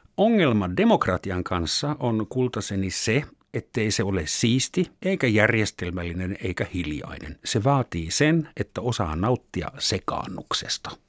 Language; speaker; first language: Finnish; native; Finnish